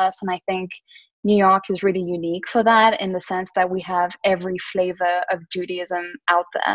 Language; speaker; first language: English; early bilingual, other home language; French